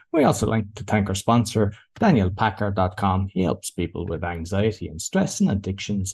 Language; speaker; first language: English; native; English